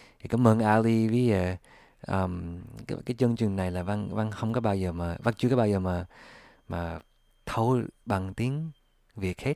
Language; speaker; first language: Vietnamese; early bilingual, heritage; English